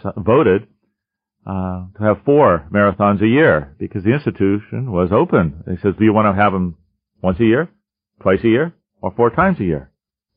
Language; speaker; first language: English; native; English